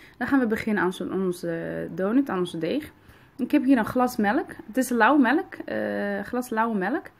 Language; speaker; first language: Dutch; early bilingual, other home language; Arabic